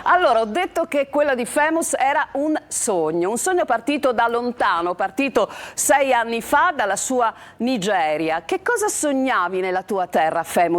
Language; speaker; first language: Italian; native; Italian